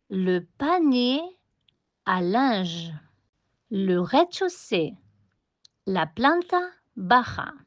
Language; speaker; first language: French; non-native, fluent; Spanish